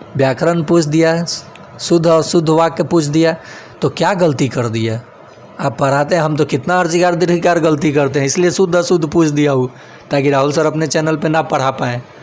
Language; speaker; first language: Hindi; native; Hindi